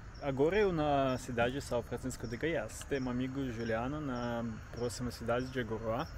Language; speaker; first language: Portuguese; non-native, learner; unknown